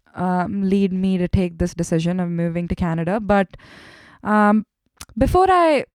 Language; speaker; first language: English; non-native, local second language; Tamil